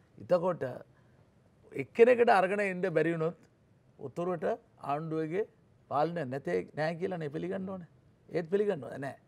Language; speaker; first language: Sinhala; non-native, local second language; Tamil